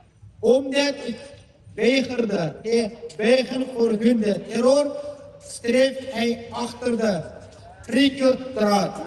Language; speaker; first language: Dutch; non-native, learner; Uyghur